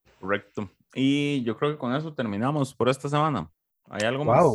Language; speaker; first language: Spanish; native; Spanish